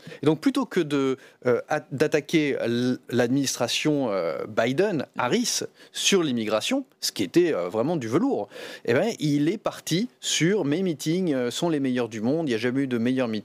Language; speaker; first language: French; native; French